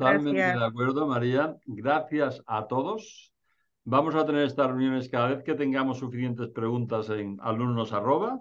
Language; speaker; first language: Spanish; native; Spanish